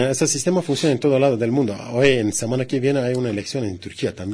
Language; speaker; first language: Spanish; non-native, learner; Kurdish